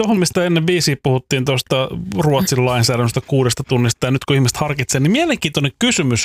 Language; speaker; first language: Finnish; native; Finnish